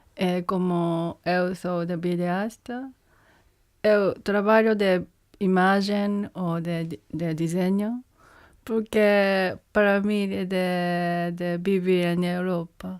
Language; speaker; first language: Portuguese; non-native, learner; Japanese